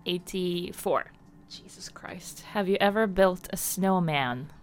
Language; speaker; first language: English; non-native, fluent; Norwegian